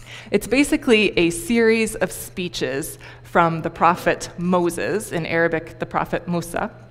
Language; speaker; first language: English; native; English